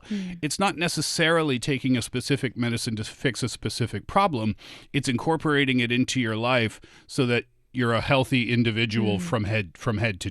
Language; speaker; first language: English; native; English